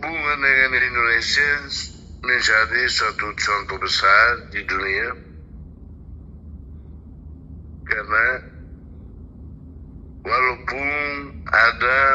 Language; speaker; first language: Indonesian; non-native, fluent; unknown